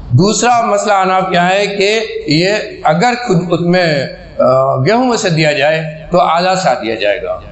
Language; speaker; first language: Urdu; native; Urdu